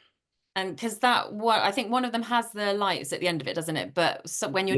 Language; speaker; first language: English; native; English